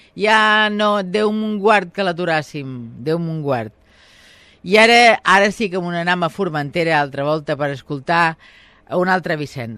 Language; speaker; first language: Catalan; native; Catalan